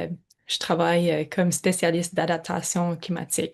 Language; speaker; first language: French; non-native, local second language; English